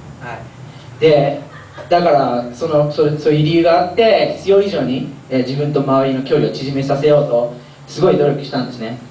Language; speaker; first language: Japanese; early bilingual, other home language; Korean